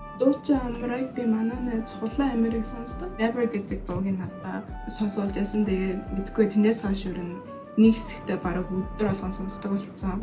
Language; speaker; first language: Mongolian; early bilingual, heritage; Mongolian